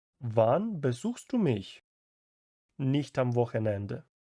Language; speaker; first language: German; non-native, fluent; Ukrainian